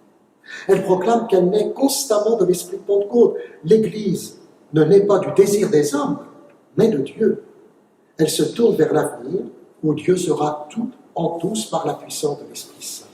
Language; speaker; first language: French; native; French